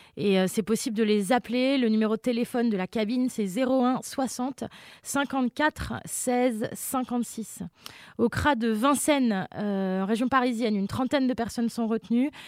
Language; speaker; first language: French; native; French